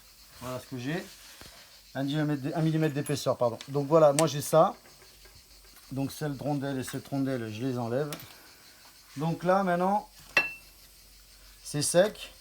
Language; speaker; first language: French; native; French